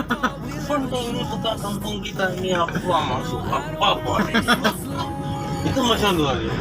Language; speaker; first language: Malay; non-native, learner; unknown